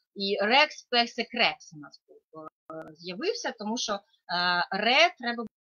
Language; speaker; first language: Ukrainian; non-native, local second language; Russian